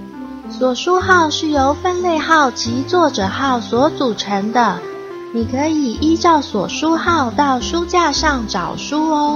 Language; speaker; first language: Chinese; native; Chinese